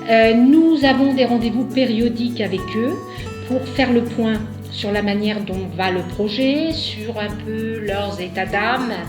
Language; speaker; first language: French; non-native, fluent; Italian